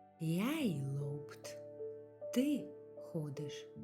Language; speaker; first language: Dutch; non-native, fluent; Ukrainian